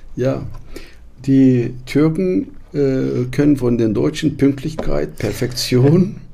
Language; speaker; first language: German; non-native, fluent; Turkish